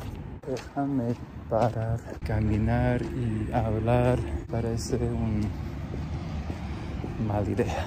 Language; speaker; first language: Spanish; non-native, learner; English